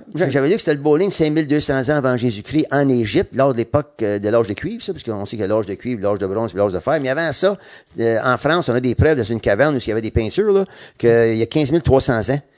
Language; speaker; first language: French; non-native, local second language; English